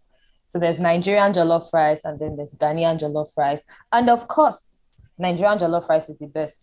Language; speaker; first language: English; non-native, local second language; Yoruba